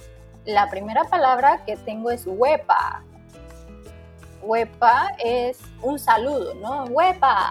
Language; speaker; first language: Spanish; native; Spanish